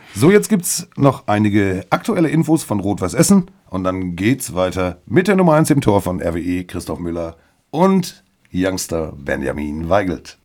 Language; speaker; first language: German; native; German